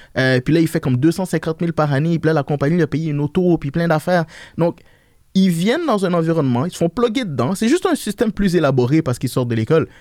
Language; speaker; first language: French; early bilingual, other home language; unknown